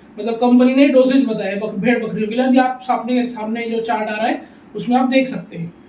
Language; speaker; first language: Hindi; non-native, local second language; Urdu